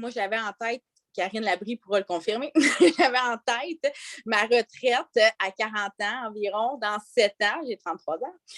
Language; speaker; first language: French; native; French